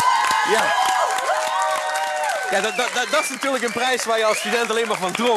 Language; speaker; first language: Dutch; native; Dutch